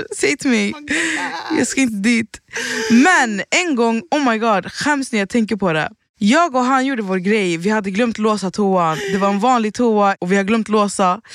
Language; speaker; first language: Swedish; early bilingual, other home language; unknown